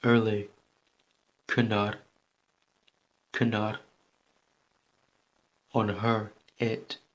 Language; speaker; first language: Welsh; non-native, learner; English